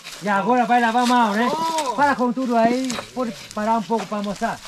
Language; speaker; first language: Portuguese; non-native, learner; Vietnamese